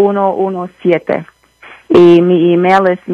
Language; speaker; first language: Spanish; early bilingual, heritage; Spanish